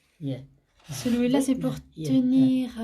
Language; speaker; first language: French; non-native, local second language; Arabic